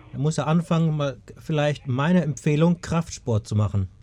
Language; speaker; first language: German; native; German